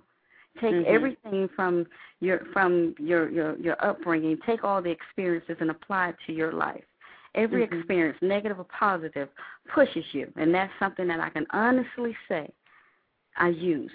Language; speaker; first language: English; native; English